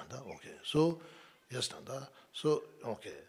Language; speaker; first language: Russian; non-native, learner; Tibetan